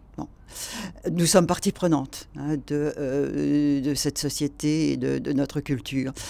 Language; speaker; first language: French; native; French